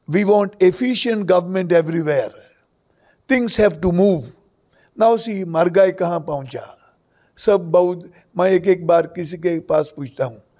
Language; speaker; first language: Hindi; non-native, local second language; Konkani